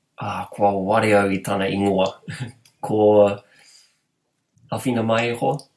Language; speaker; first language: Māori; non-native, learner; English